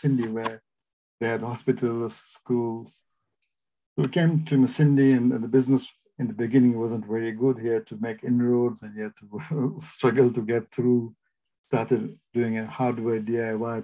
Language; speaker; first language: English; non-native, local second language; Gujarati